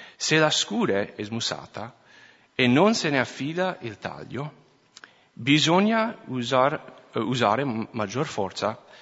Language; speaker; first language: Italian; non-native, fluent; English